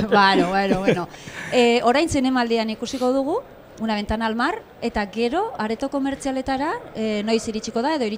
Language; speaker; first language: Basque; native; Basque